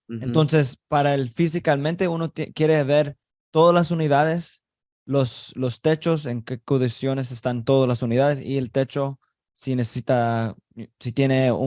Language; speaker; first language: Spanish; early bilingual, heritage; Spanish